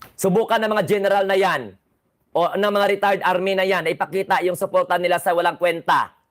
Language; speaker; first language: Filipino; non-native, local second language; Cebuano